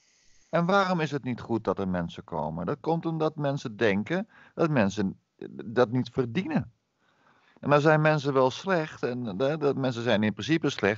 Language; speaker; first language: Dutch; native; Dutch